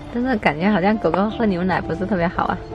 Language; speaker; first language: Chinese; native; Chinese